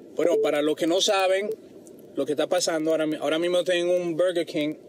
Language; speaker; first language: Spanish; native; Spanish